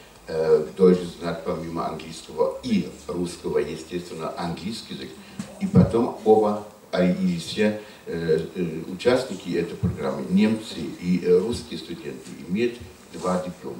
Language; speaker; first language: Russian; non-native, fluent; German